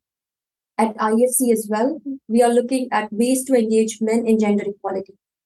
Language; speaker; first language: English; non-native, local second language; Hindi